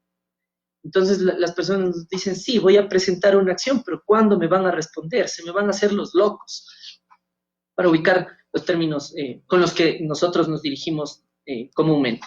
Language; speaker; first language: Spanish; native; Spanish